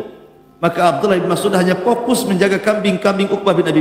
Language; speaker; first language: Indonesian; native; Indonesian